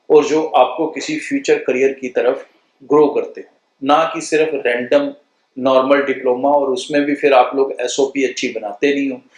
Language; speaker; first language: Hindi; non-native, local second language; Punjabi